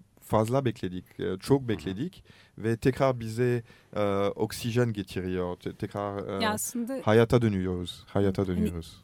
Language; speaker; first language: Turkish; non-native, learner; French